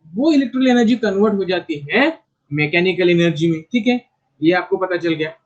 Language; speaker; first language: Hindi; non-native, local second language; Marathi